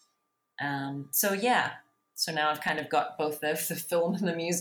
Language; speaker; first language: English; native; English